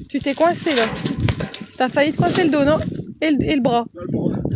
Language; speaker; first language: French; native; French